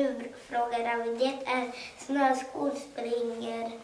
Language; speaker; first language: Swedish; early bilingual, other home language; Kurdish